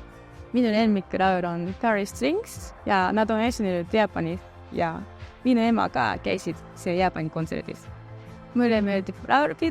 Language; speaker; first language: Estonian; non-native, learner; Japanese